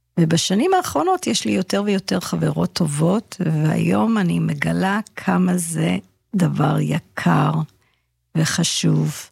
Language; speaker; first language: Hebrew; non-native, fluent; English